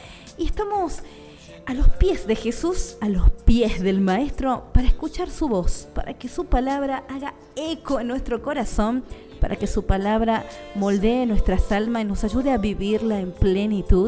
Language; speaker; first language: Spanish; native; Spanish